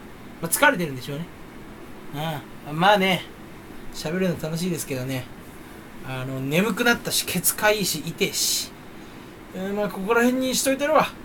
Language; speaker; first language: Japanese; native; Japanese